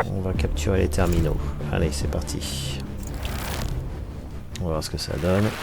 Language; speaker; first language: French; native; French